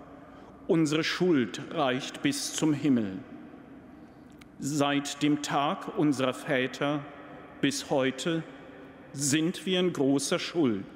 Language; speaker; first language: German; native; German